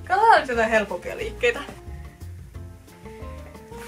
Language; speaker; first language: Finnish; native; Finnish